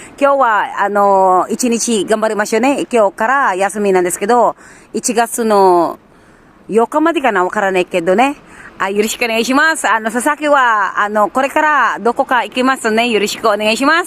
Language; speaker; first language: Japanese; non-native, learner; Filipino